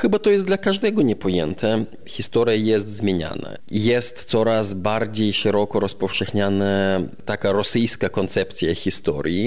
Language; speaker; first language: Polish; non-native, fluent; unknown